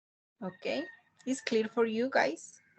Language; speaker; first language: English; non-native, learner; Spanish